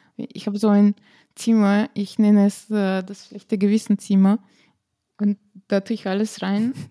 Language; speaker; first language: German; non-native, fluent; Slovenian